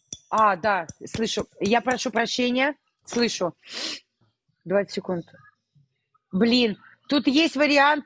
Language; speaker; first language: Russian; native; Russian